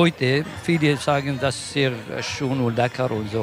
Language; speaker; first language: German; non-native, learner; Kurdish